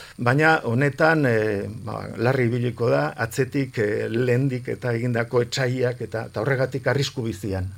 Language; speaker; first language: Basque; non-native, local second language; Spanish